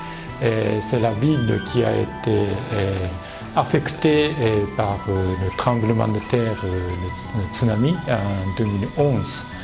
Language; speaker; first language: French; non-native, fluent; Japanese